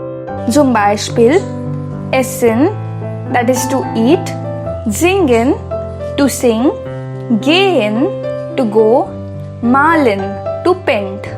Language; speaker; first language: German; non-native, fluent; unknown